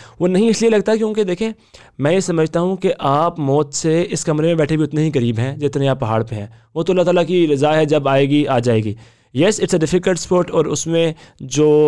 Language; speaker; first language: Hindi; native; Hindi